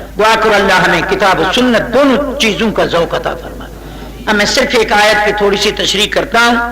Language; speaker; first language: Urdu; non-native, local second language; Saraiki